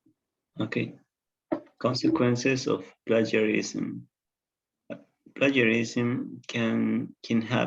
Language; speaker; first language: English; non-native, learner; Spanish